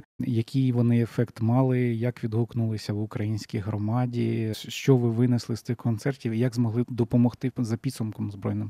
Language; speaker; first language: Ukrainian; native; Ukrainian